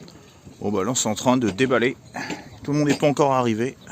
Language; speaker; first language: French; native; French